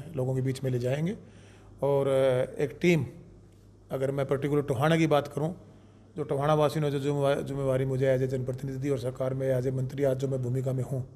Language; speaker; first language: Hindi; native; Hindi